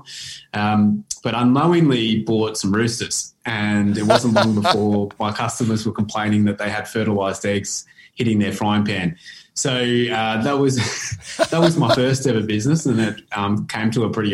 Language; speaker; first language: English; native; English